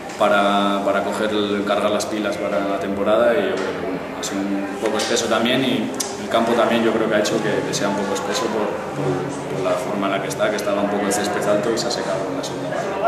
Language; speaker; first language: Spanish; native; Spanish